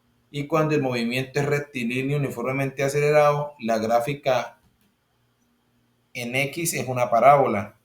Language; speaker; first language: Spanish; native; Spanish